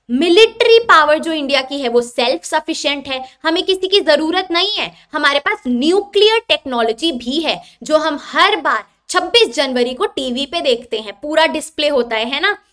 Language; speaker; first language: Hindi; native; Hindi